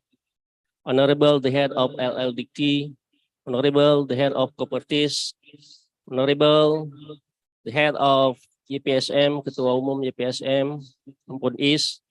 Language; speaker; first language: English; non-native, learner; Indonesian